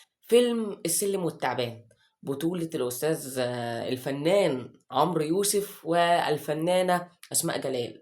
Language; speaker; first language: Arabic; native; Arabic